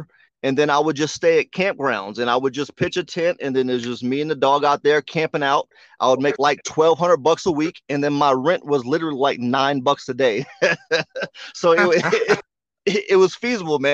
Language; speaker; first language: English; native; English